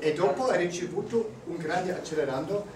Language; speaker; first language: Italian; non-native, learner; German